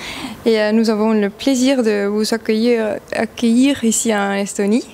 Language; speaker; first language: French; non-native, fluent; Estonian